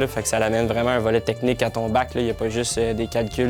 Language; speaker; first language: French; native; French